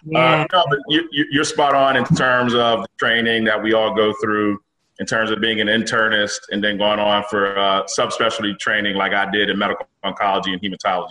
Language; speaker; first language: English; native; English